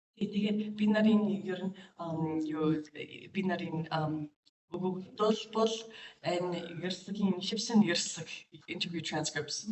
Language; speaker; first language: Mongolian; non-native, learner; English